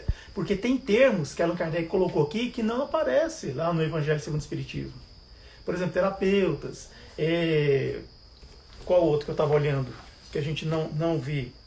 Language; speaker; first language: Portuguese; native; Portuguese